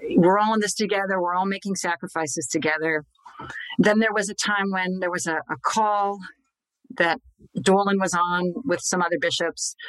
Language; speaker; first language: English; native; English